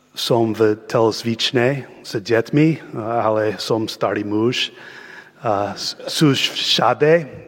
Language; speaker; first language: Slovak; non-native, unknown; English